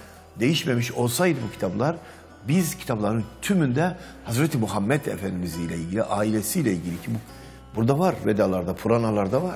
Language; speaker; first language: Turkish; native; Turkish